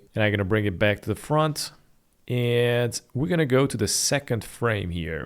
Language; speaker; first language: English; non-native, fluent; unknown